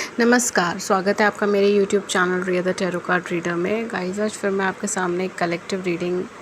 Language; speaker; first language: Hindi; native; Hindi